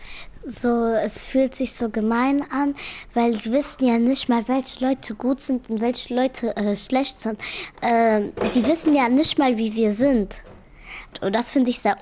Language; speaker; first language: German; early bilingual, other home language; Arabic